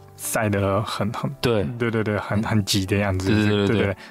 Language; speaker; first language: Chinese; non-native, fluent; Japanese